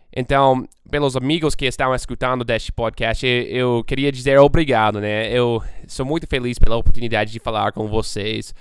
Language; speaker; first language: Portuguese; non-native, fluent; English